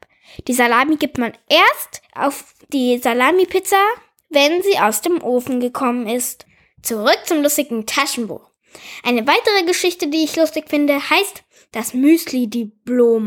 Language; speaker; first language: German; native; German